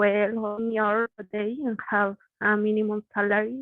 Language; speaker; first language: English; non-native, learner; Spanish